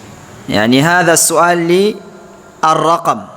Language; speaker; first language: Arabic; non-native, fluent; Fula